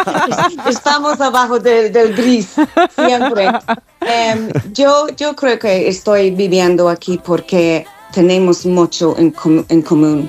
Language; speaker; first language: Spanish; non-native, fluent; English